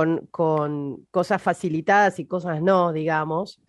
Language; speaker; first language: Spanish; native; Spanish